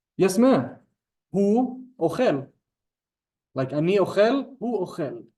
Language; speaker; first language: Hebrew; non-native, fluent; English